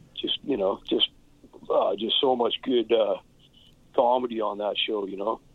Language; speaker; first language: English; native; English